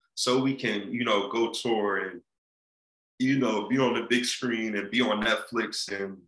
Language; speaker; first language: English; native; English